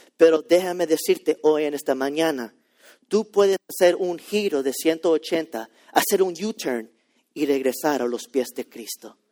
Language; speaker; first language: Spanish; early bilingual, heritage; Spanish